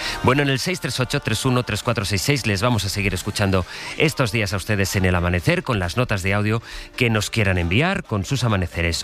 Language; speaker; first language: Spanish; native; Spanish